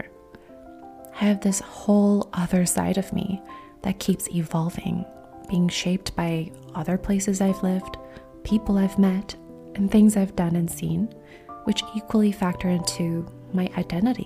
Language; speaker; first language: English; non-native, fluent; Korean